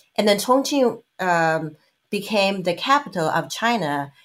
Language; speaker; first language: English; non-native, fluent; Chinese